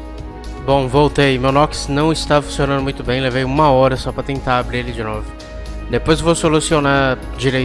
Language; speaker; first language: Portuguese; native; Portuguese